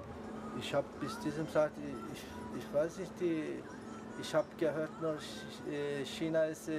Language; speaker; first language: German; non-native, learner; Chinese